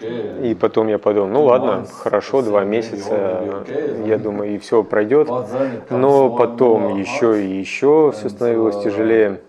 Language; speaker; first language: Russian; non-native, fluent; German